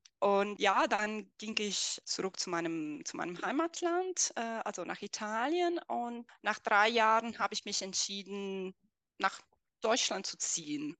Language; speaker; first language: German; non-native, fluent; Italian